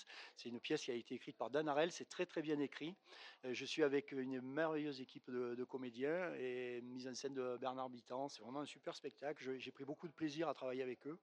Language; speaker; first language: French; native; French